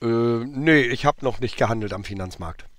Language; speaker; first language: German; native; German